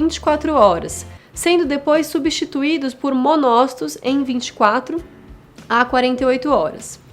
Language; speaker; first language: Portuguese; native; Portuguese